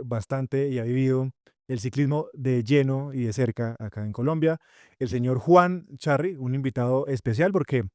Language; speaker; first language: Spanish; native; Spanish